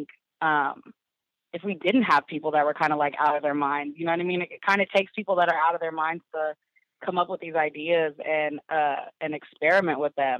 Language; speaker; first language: English; native; English